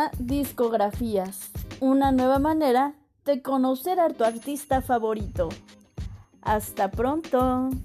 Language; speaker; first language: Spanish; native; Spanish